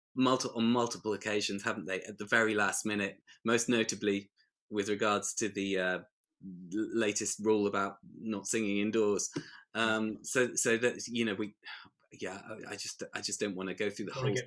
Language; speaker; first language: English; native; English